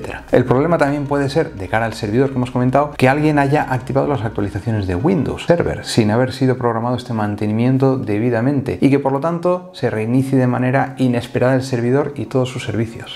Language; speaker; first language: Spanish; native; Spanish